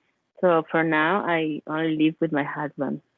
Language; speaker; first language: English; non-native, learner; Spanish